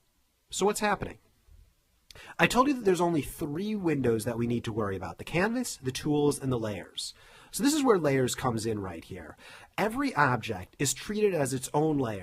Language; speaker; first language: English; native; English